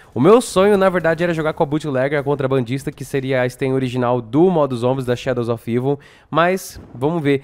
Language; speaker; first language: Portuguese; native; Portuguese